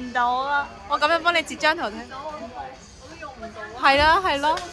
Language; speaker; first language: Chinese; non-native, local second language; Cantonese